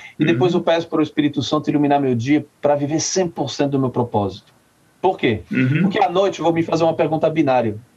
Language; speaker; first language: Portuguese; non-native, fluent; French